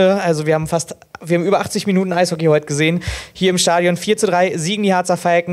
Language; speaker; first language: German; native; German